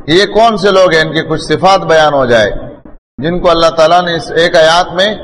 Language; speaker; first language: Urdu; non-native, local second language; Pashto